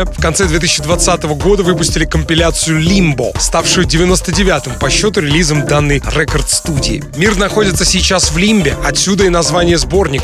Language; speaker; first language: Russian; native; Russian